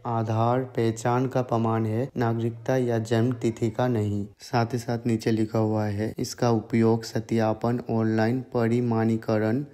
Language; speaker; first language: Hindi; non-native, local second language; Bangla